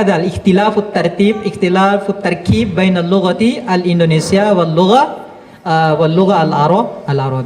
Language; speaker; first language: Arabic; non-native, fluent; Indonesian